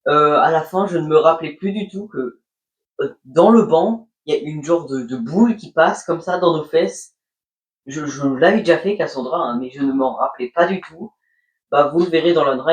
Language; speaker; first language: French; native; French